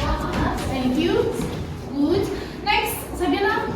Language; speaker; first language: English; non-native, learner; Kazakh